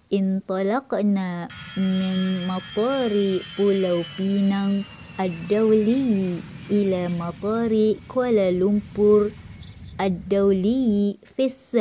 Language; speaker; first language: Arabic; non-native, fluent; Malay